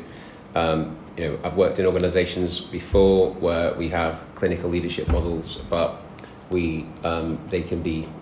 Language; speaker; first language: English; native; English